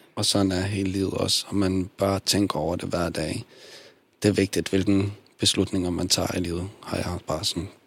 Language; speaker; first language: Danish; early bilingual, other home language; Bosnian